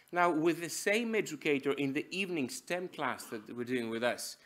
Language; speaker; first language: English; non-native, fluent; Greek